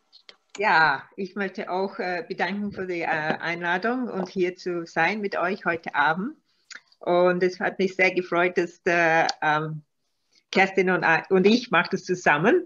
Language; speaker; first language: German; non-native, learner; Maltese